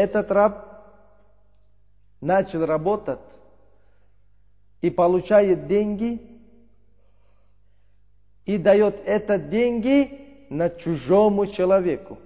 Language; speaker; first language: Russian; non-native, learner; Uzbek